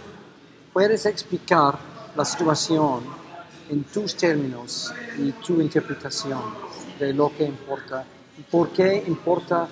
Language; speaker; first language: Spanish; non-native, fluent; English